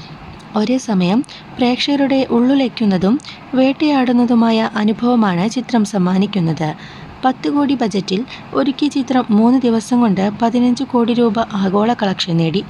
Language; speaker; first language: Malayalam; native; Malayalam